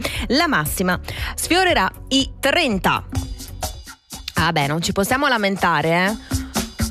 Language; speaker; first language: Italian; native; Italian